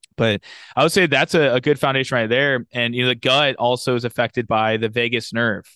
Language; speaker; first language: English; native; English